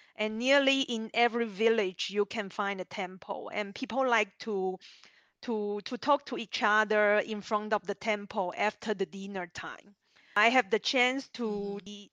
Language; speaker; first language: English; non-native, learner; Chinese